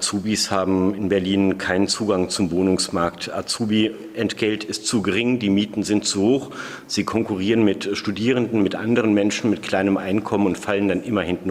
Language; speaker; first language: German; native; German